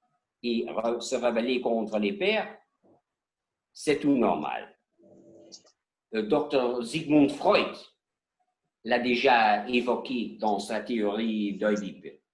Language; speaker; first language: French; non-native, learner; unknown